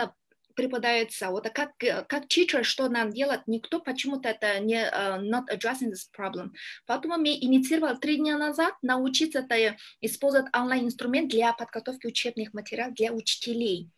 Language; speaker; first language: Russian; non-native, learner; Kyrgyz